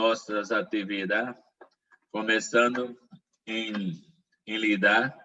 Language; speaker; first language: Portuguese; non-native, learner; Spanish